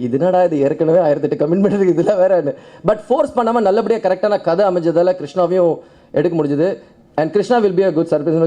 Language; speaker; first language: Tamil; native; Tamil